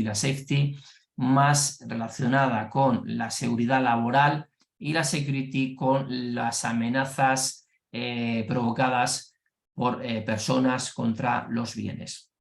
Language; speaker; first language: Spanish; native; Spanish